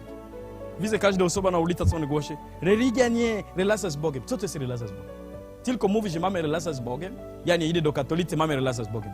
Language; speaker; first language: Polish; non-native, learner; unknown